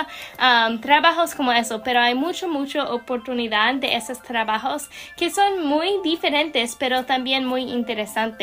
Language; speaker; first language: Spanish; non-native, learner; English